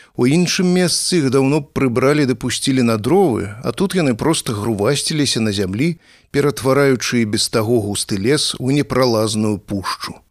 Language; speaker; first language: Belarusian; native; Belarusian